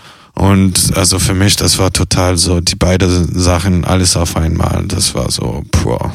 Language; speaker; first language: German; non-native, fluent; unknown